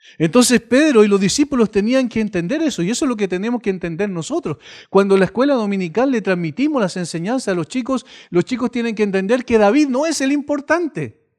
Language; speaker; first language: Spanish; native; Spanish